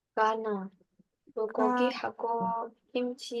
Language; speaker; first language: Korean; non-native, learner; Indonesian